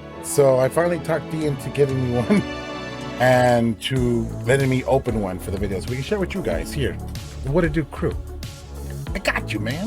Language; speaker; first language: English; native; English